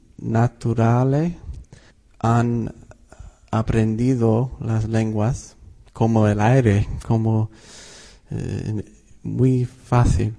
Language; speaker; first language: Spanish; non-native, fluent; English